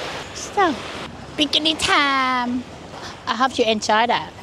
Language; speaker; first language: English; non-native, learner; Thai